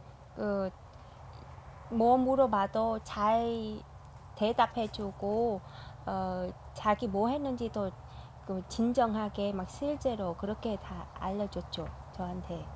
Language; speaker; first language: Korean; non-native, learner; Vietnamese